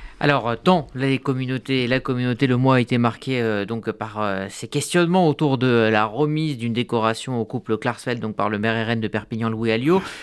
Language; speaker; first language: French; native; French